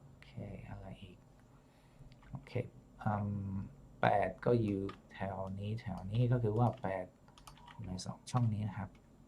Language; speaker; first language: Thai; non-native, fluent; English